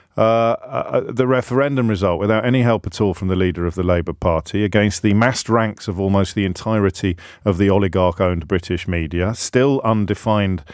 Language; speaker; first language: English; native; English